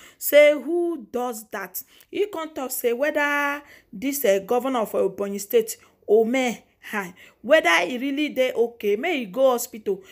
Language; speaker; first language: Nigerian Pidgin; non-native, local second language; Igbo